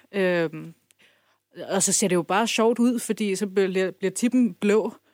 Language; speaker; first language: Danish; early bilingual, other home language; Kurdish